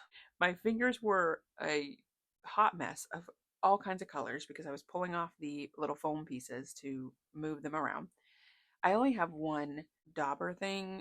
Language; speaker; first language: English; native; English